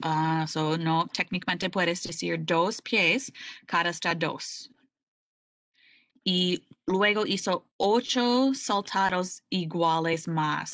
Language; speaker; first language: Spanish; non-native, learner; English